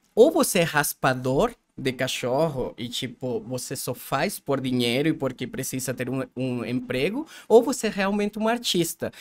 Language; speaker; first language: Portuguese; non-native, fluent; Spanish